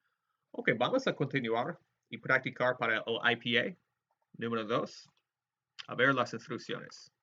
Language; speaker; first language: Spanish; non-native, fluent; English